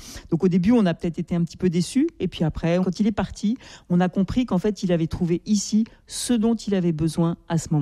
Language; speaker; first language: French; native; French